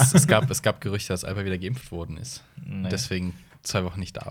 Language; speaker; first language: German; native; German